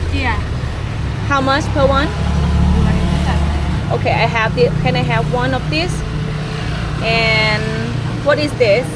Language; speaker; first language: English; non-native, learner; Thai